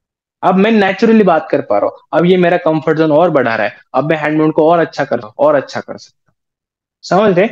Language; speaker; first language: Hindi; native; Hindi